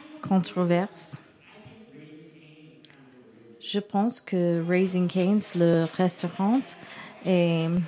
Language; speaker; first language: French; non-native, learner; English